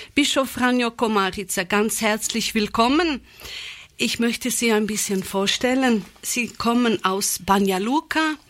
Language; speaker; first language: German; native; German